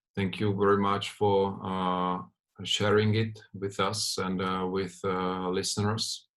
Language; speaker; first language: English; non-native, fluent; Czech